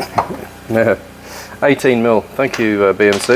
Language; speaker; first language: English; native; English